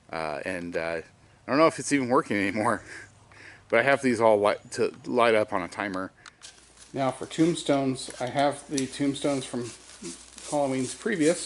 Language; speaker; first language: English; native; English